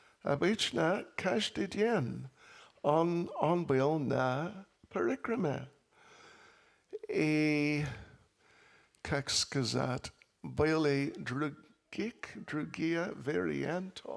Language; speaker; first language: Russian; non-native, learner; English